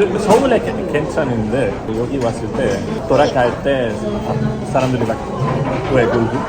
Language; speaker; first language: Korean; non-native, learner; Hungarian